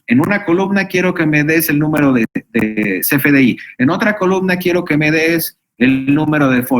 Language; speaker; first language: Spanish; native; Spanish